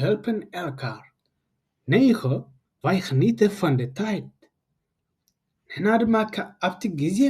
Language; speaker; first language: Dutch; non-native, learner; Tigrinya